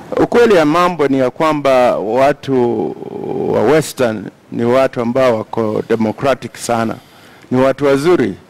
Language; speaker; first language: Swahili; non-native, local second language; Luyia